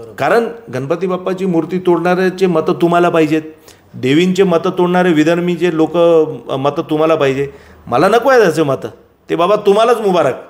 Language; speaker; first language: Marathi; non-native, local second language; Gujarati